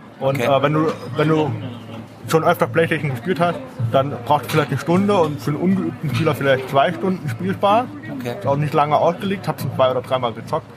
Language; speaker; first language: German; native; German